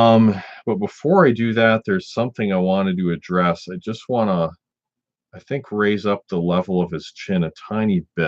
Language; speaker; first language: English; native; English